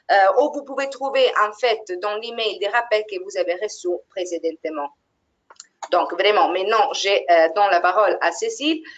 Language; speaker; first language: French; non-native, fluent; Italian